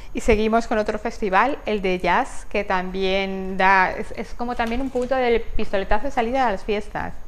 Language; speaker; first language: Spanish; native; Spanish